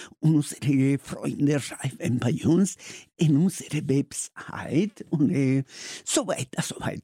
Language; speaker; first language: German; non-native, learner; Spanish